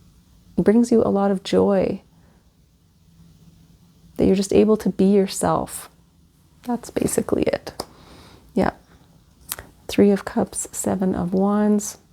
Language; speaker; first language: English; native; English